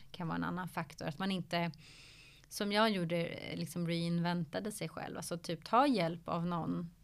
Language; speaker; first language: Swedish; early bilingual, other home language; Arabic